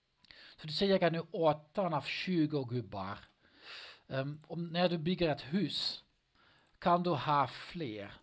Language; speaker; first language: Swedish; non-native, learner; Dutch